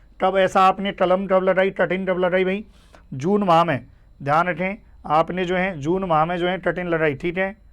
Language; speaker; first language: Hindi; native; Hindi